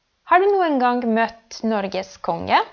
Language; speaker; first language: Norwegian; non-native, fluent; Polish